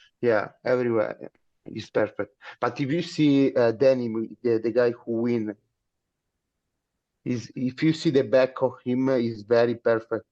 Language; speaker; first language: English; non-native, learner; Italian